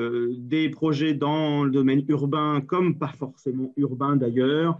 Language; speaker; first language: French; native; French